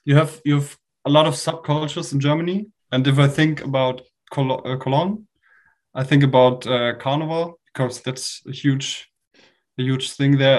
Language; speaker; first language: English; non-native, fluent; German